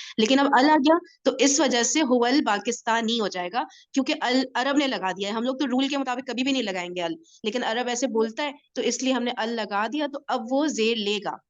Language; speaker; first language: Urdu; native; Urdu